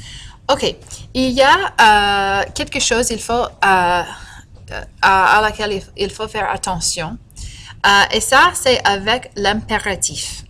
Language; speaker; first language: French; non-native, fluent; English